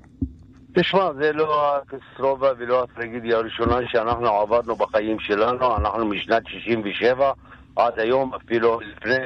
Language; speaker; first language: Hebrew; non-native, local second language; Arabic